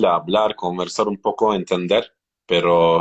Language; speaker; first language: Spanish; non-native, learner; Turkish